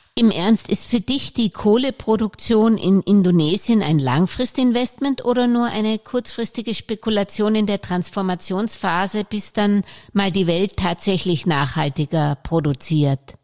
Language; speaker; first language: German; native; German